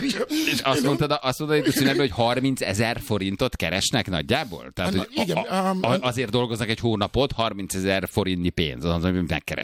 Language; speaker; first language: Hungarian; native; Hungarian